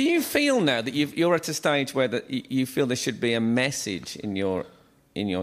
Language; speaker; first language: English; native; English